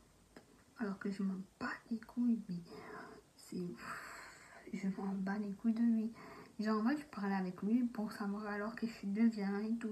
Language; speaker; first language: French; native; French